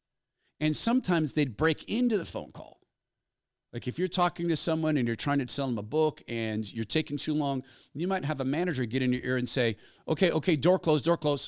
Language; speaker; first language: English; native; English